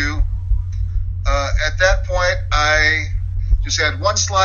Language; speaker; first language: English; native; English